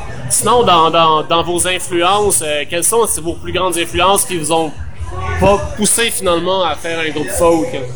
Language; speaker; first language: French; native; French